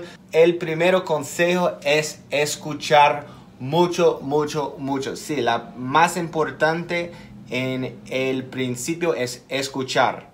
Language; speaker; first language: Spanish; non-native, fluent; English